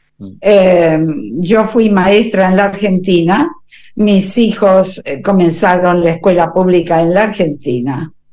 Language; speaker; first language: Spanish; native; Spanish